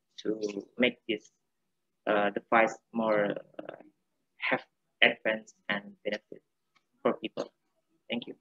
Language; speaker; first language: English; non-native, fluent; Indonesian